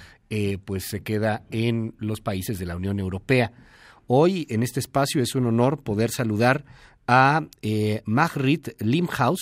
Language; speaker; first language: Spanish; native; Spanish